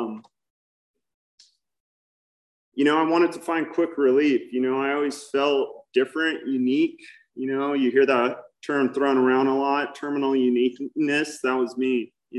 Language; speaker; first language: English; native; English